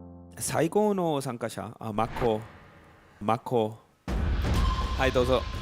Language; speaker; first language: Japanese; non-native, learner; Korean